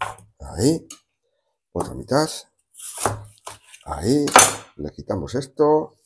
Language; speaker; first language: Spanish; native; Spanish